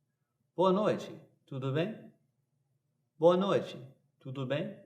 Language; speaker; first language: Portuguese; non-native, fluent; English